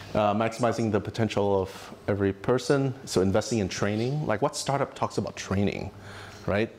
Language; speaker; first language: English; native; English